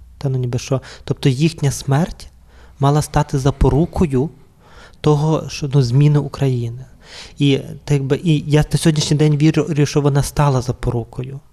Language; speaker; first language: Ukrainian; native; Ukrainian